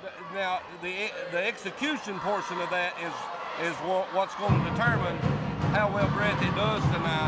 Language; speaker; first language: English; native; English